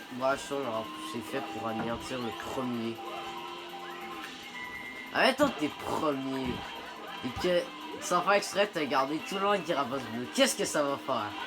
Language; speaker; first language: French; native; French